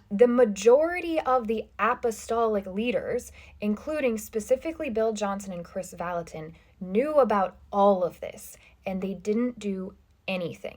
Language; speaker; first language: English; native; English